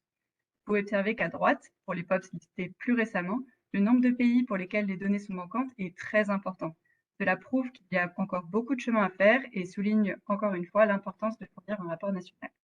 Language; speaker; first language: French; native; French